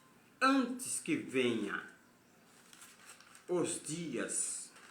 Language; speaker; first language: Portuguese; native; Portuguese